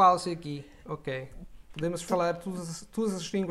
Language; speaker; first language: Portuguese; non-native, learner; Italian